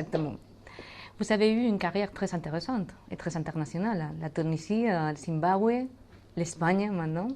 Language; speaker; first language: French; non-native, fluent; Spanish